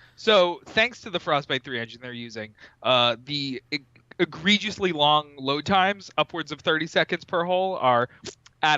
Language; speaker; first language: English; native; English